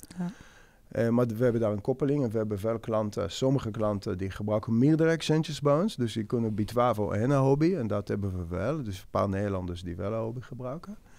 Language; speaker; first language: Dutch; non-native, fluent; Hebrew